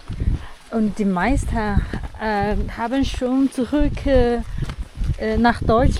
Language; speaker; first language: German; non-native, learner; Chinese